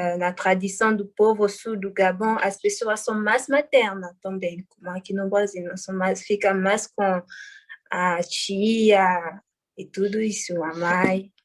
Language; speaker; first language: Portuguese; non-native, fluent; French